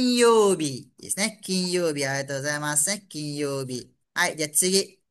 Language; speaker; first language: Japanese; non-native, fluent; Malay